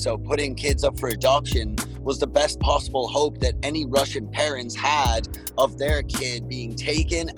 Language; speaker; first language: English; native; English